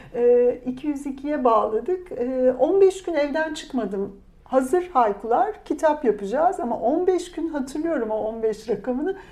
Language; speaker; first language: Turkish; native; Turkish